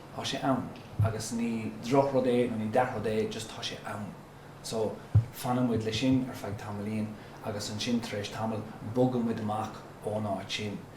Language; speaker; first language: Irish; non-native, local second language; English